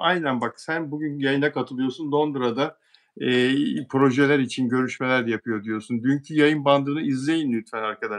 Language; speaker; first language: Turkish; native; Turkish